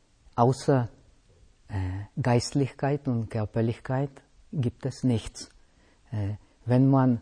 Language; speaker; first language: German; non-native, fluent; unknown